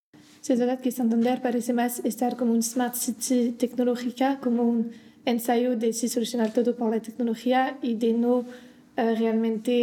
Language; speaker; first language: Spanish; non-native, learner; French